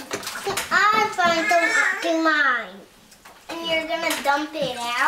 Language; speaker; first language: English; native; English